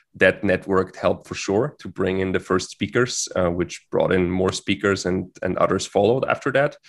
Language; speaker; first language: English; non-native, fluent; German